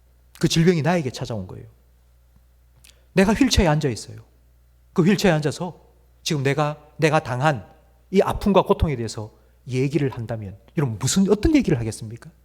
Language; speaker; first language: Korean; native; Korean